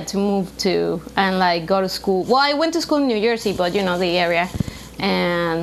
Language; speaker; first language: English; non-native, fluent; Spanish